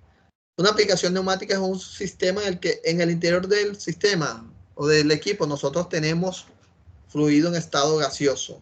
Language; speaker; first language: Spanish; native; Spanish